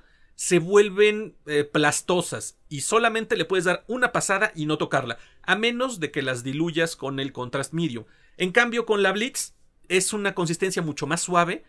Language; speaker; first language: Spanish; native; Spanish